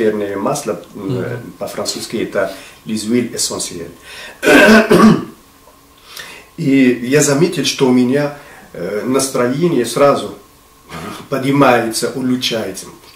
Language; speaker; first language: Russian; non-native, fluent; Arabic